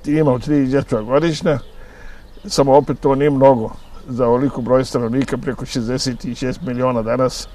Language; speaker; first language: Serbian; non-native, fluent; Arabic